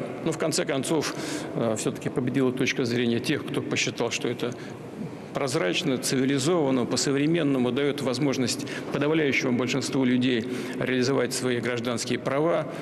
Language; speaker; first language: Russian; native; Russian